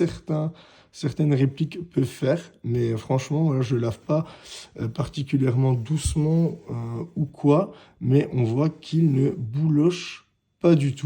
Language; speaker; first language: French; native; French